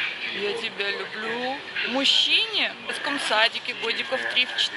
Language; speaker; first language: Russian; native; Russian